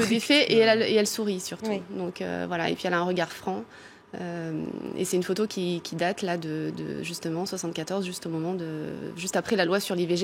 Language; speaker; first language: French; native; French